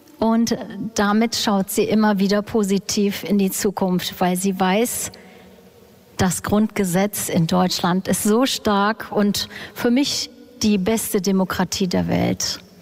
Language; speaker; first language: German; early bilingual, other home language; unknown